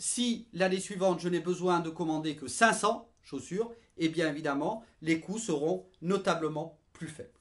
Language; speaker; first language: French; native; French